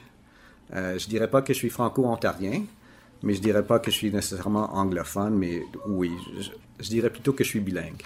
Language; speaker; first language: French; native; French